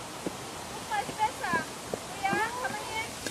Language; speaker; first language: German; non-native, learner; Filipino